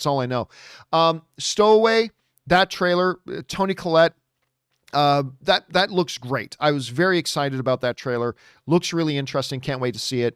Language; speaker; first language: English; native; English